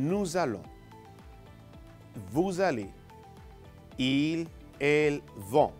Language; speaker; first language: French; non-native, fluent; Spanish